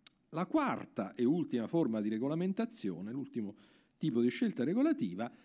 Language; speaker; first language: Italian; native; Italian